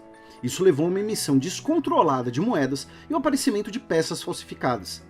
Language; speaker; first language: Portuguese; native; Portuguese